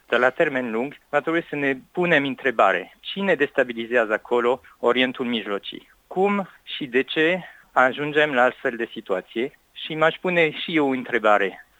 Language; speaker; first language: Romanian; non-native, fluent; French